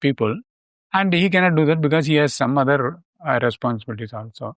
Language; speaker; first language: English; non-native, local second language; Tamil